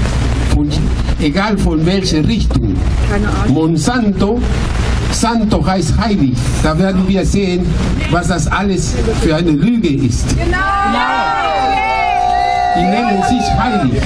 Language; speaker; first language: German; non-native, fluent; Spanish